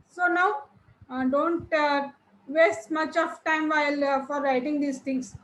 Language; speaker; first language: English; non-native, local second language; Kannada